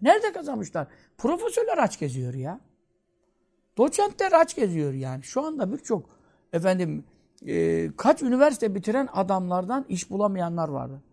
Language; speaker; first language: Turkish; native; Turkish